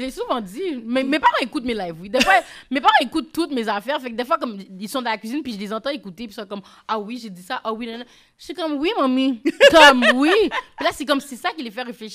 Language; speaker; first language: French; native; French